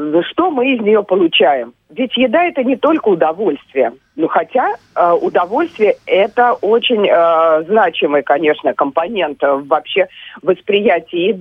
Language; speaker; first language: Russian; native; Russian